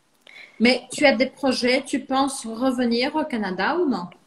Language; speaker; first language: French; non-native, fluent; Portuguese